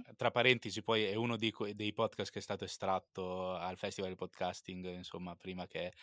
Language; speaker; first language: Italian; native; Italian